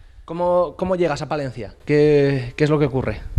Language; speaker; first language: Spanish; native; Spanish